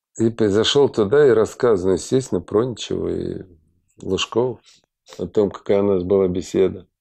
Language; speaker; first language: Russian; native; Russian